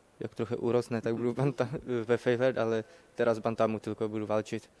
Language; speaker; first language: Polish; non-native, learner; Czech